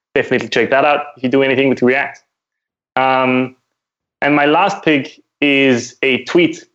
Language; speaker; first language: English; non-native, fluent; German